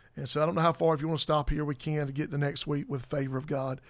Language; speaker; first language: English; native; English